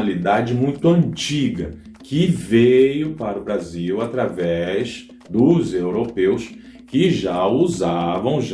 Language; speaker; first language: Portuguese; native; Portuguese